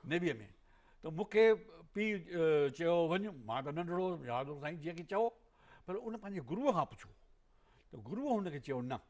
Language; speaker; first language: Sindhi; native; Sindhi